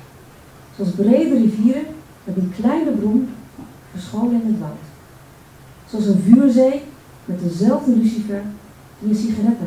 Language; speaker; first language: Dutch; native; Dutch